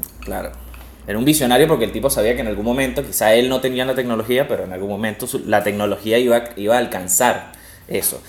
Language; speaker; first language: Spanish; native; Spanish